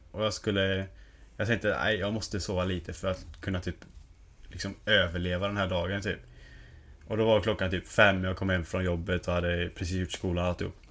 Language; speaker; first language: Swedish; early bilingual, other home language; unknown